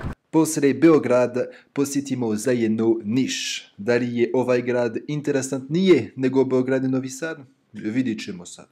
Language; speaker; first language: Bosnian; non-native, learner; French